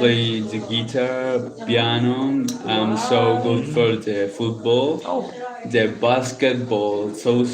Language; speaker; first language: English; non-native, learner; Spanish